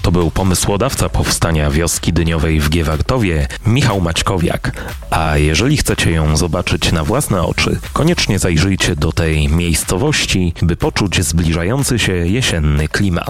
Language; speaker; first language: Polish; native; Polish